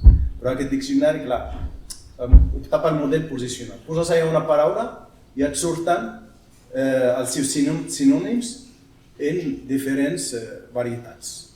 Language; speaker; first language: Catalan; non-native, fluent; Berber languages